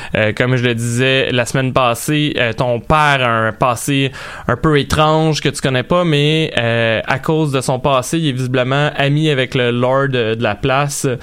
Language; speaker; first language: French; native; French